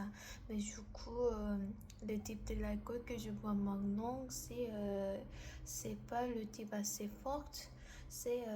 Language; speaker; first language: French; non-native, learner; Korean